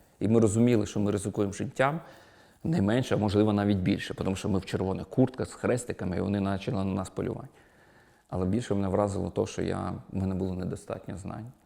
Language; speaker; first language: Ukrainian; non-native, local second language; Russian